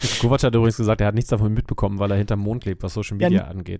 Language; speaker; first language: German; native; German